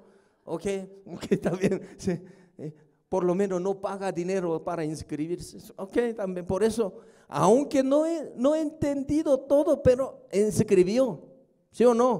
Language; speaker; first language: Spanish; non-native, fluent; Korean